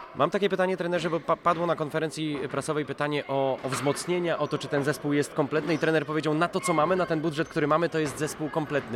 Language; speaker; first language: Polish; native; Polish